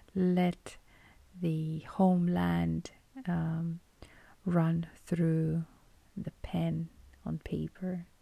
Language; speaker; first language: English; non-native, fluent; Romanian